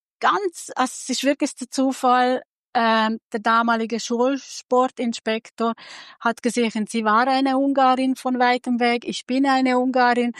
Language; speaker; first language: German; non-native, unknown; Hungarian